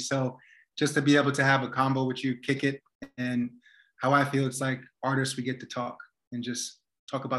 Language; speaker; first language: English; native; English